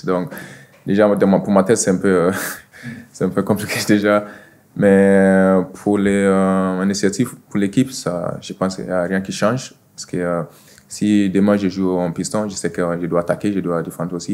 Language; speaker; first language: French; non-native, fluent; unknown